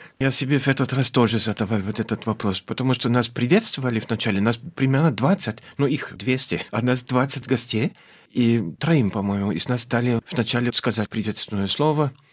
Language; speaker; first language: Russian; non-native, fluent; German